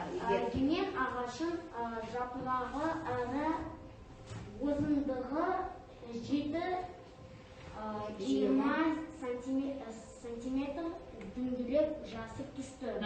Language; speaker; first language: Kazakh; non-native, local second language; Russian